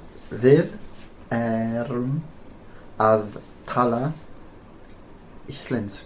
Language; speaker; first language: Icelandic; non-native, learner; English